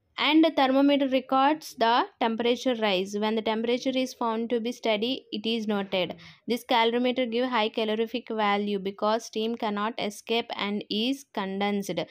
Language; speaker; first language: English; non-native, local second language; Telugu